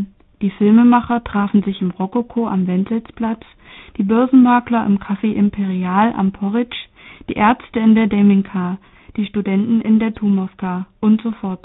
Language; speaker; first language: German; native; German